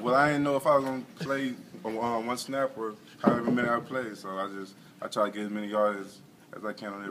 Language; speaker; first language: English; native; English